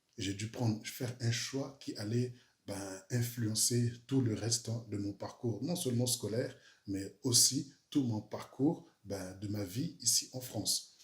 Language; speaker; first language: French; early bilingual, other home language; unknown